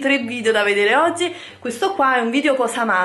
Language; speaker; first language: Italian; native; Italian